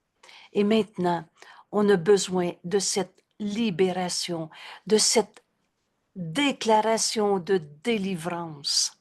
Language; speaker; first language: French; native; French